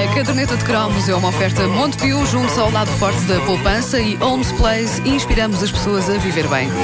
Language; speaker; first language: Portuguese; native; Portuguese